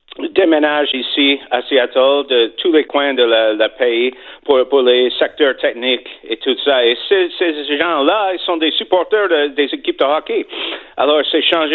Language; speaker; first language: French; non-native, fluent; English